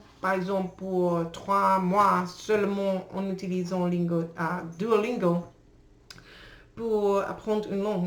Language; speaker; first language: French; non-native, learner; English